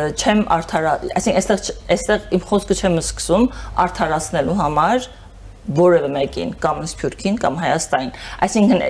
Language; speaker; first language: Armenian; early bilingual, heritage; Armenian